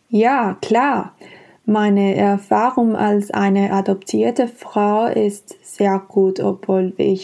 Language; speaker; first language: German; non-native, fluent; Spanish